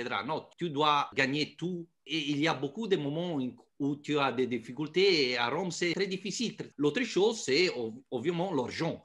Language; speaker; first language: French; non-native, fluent; Italian